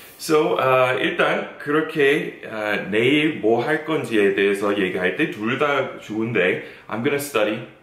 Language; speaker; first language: Korean; non-native, fluent; English